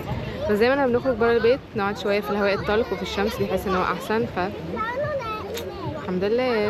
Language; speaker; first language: Arabic; native; Arabic